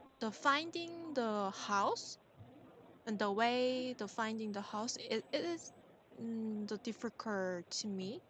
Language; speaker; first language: English; non-native, learner; Korean